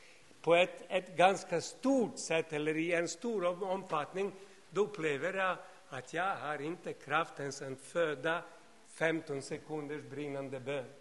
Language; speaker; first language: Swedish; non-native, fluent; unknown